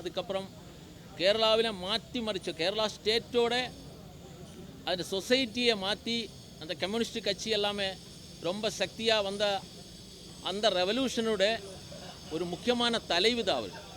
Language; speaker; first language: Tamil; non-native, learner; Malayalam